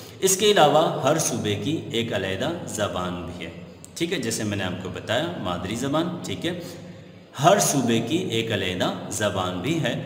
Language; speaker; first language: Urdu; native; Urdu